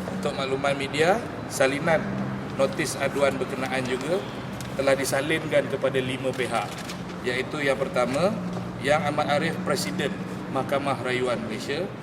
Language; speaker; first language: Malay; native; Malay